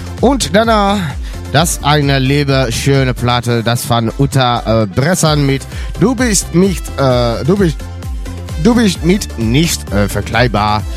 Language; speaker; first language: German; non-native, learner; Dutch